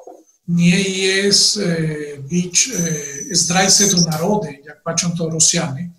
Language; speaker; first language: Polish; non-native, learner; Spanish